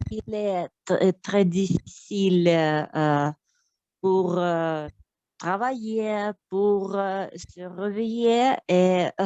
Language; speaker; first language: French; non-native, learner; Russian